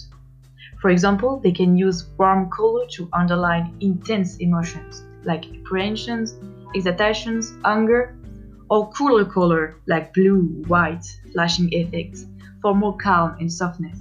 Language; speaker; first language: English; non-native, fluent; French